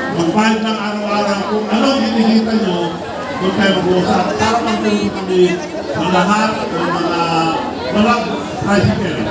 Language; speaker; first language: Filipino; non-native, local second language; Iloko